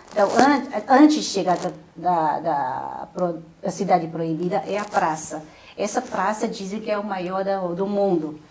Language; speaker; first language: Portuguese; non-native, fluent; Chinese